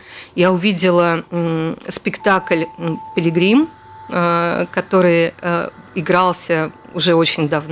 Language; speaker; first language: Russian; native; Russian